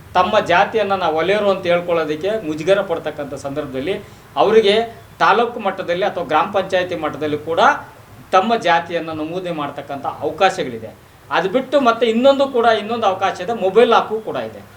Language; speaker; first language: Kannada; native; Kannada